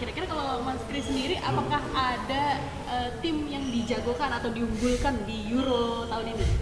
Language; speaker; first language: Indonesian; native; Indonesian